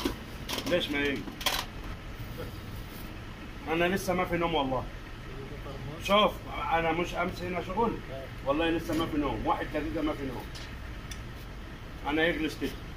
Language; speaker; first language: Arabic; non-native, local second language; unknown